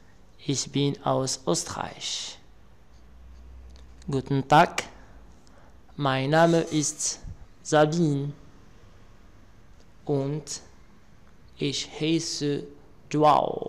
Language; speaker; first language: German; non-native, learner; Arabic